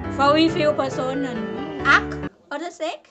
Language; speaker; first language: German; non-native, learner; Thai